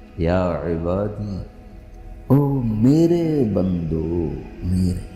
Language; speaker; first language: Urdu; non-native, local second language; Punjabi